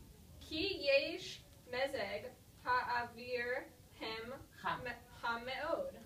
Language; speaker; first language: Hebrew; non-native, learner; English